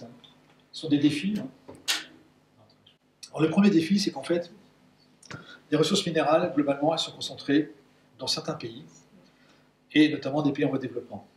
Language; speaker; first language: French; native; French